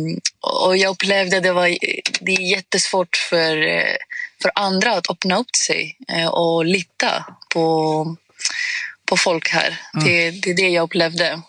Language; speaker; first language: Swedish; non-native, fluent; Greek